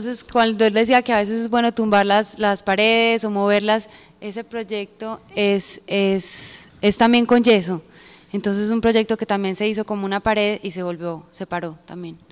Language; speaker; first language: Spanish; native; Spanish